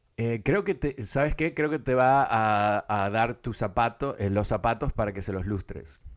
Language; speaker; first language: Spanish; early bilingual, other home language; English